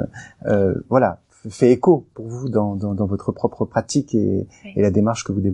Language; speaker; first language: French; native; French